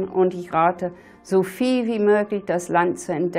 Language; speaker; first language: German; non-native, fluent; English